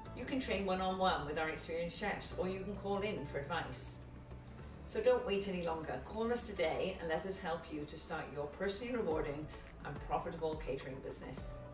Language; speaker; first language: English; non-native, fluent; Spanish